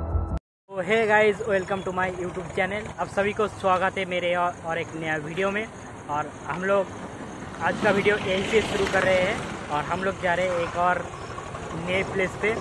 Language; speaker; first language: Hindi; non-native, local second language; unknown